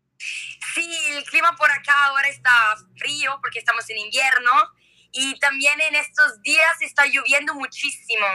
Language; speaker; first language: Spanish; non-native, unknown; Italian